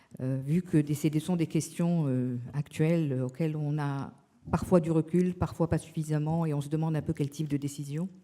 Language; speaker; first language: French; native; French